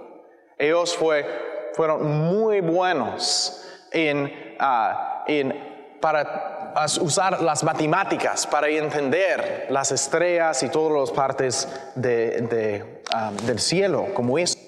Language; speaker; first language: Spanish; non-native, learner; English